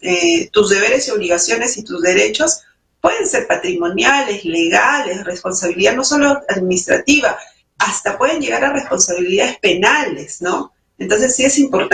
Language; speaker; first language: Spanish; native; Spanish